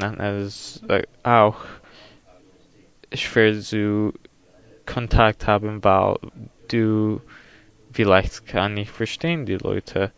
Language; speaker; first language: German; non-native, learner; English